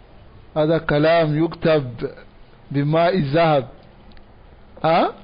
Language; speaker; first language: Arabic; non-native, fluent; Dyula